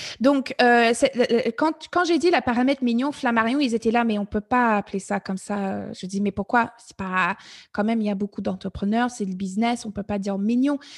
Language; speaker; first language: French; non-native, fluent; English